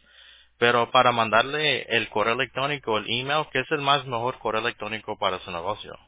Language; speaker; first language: Spanish; early bilingual, heritage; Spanish